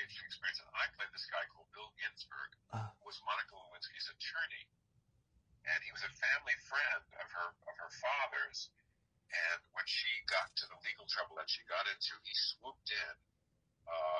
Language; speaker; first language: English; native; English